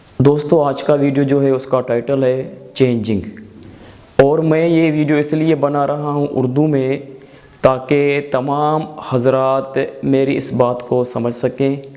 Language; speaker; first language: Urdu; non-native, local second language; Sindhi